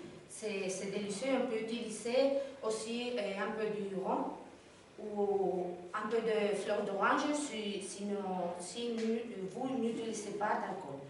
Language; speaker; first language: French; non-native, learner; Spanish